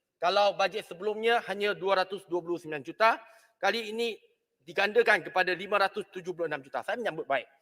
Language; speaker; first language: Malay; non-native, local second language; Chinese